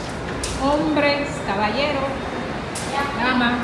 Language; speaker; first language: Spanish; non-native, learner; Haitian Creole